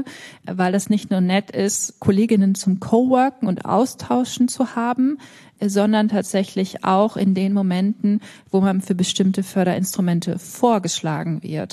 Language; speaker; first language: German; native; German